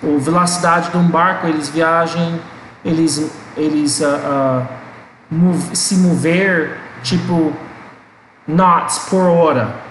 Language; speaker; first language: Portuguese; non-native, learner; English